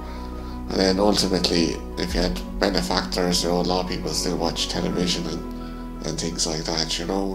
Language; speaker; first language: English; native; English